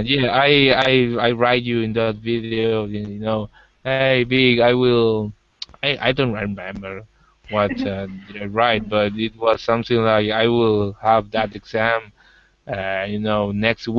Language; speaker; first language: English; non-native, learner; Spanish